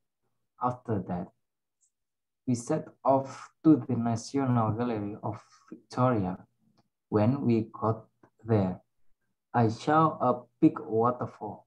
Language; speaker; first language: English; non-native, learner; Indonesian